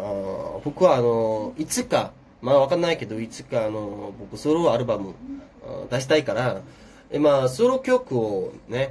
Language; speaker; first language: Japanese; non-native, fluent; Korean